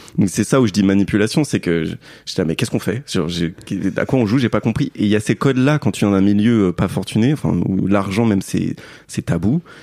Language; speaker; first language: French; native; French